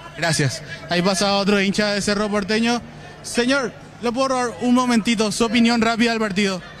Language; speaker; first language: Spanish; native; Spanish